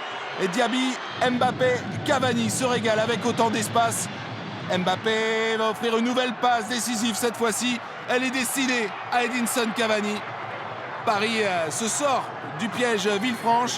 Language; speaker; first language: French; native; French